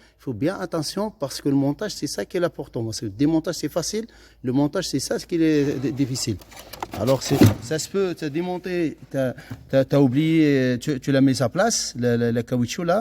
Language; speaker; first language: French; non-native, fluent; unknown